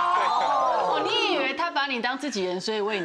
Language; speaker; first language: Chinese; native; Chinese